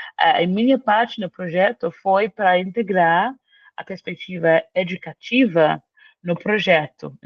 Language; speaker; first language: Portuguese; non-native, fluent; English